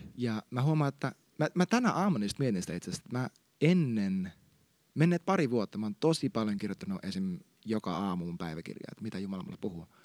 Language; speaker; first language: Finnish; native; Finnish